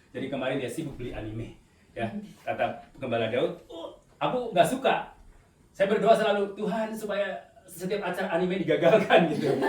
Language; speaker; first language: Indonesian; native; Indonesian